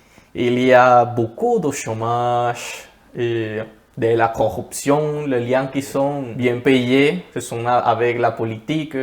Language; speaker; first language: French; non-native, learner; Spanish